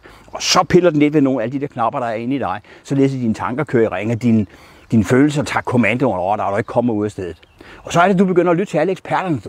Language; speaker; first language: Danish; native; Danish